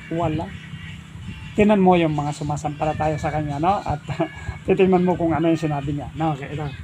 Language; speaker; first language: Filipino; non-native, local second language; Iloko